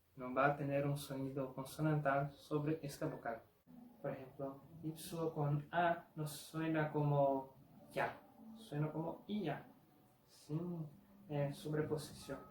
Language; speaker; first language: Spanish; non-native, fluent; Portuguese